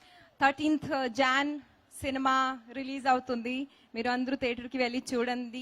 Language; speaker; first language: Telugu; non-native, local second language; Hindi